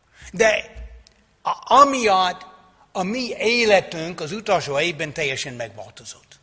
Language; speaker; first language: Hungarian; non-native, fluent; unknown